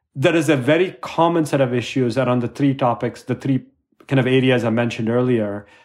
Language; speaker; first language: English; non-native, local second language; Tamil